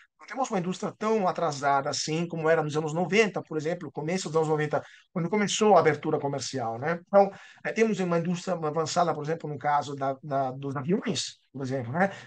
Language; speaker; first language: Portuguese; non-native, fluent; Italian